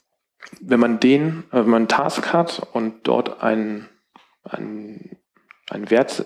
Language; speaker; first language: German; native; German